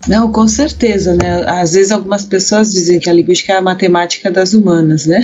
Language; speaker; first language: Portuguese; early bilingual, heritage; Portuguese